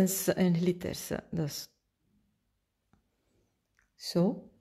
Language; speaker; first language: Dutch; non-native, fluent; Spanish